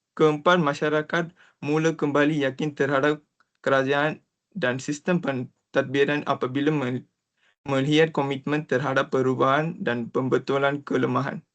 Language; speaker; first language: Malay; non-native, local second language; Tamil